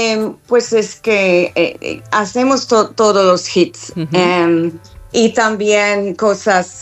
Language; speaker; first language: Spanish; non-native, learner; English